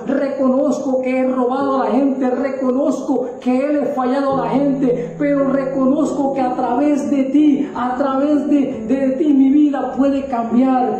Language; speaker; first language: Spanish; native; Spanish